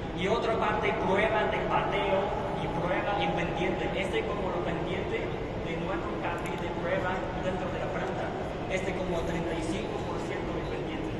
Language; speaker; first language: Spanish; non-native, fluent; Chinese